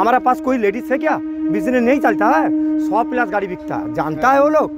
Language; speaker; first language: Hindi; non-native, local second language; Bangla